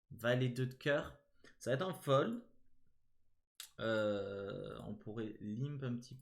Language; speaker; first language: French; native; French